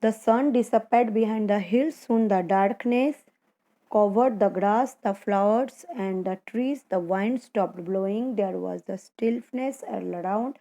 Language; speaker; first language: English; non-native, local second language; Gujarati